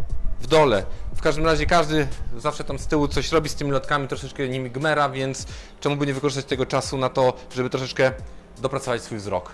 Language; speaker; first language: Polish; native; Polish